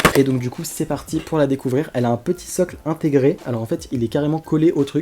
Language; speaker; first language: French; native; French